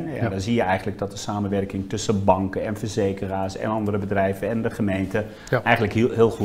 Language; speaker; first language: Dutch; native; Dutch